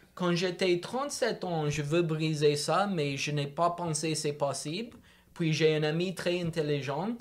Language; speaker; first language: French; non-native, local second language; English